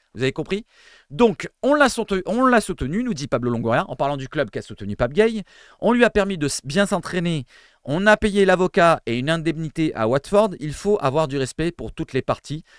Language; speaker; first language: French; native; French